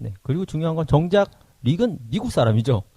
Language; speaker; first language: Korean; native; Korean